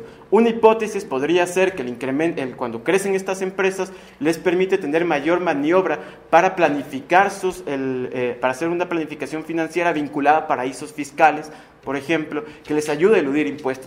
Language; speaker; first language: Spanish; native; Spanish